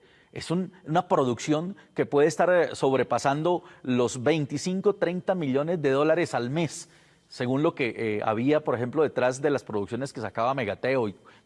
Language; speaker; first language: Spanish; native; Spanish